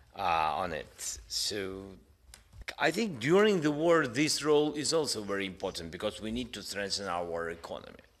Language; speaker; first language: English; non-native, fluent; Russian